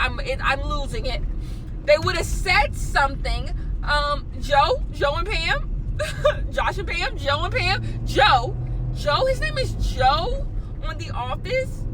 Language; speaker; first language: English; native; English